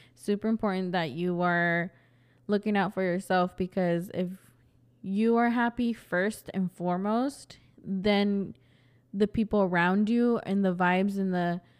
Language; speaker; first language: English; early bilingual, other home language; Spanish